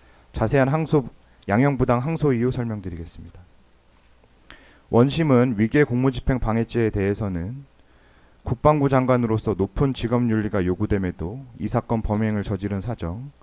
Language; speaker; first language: Korean; native; Korean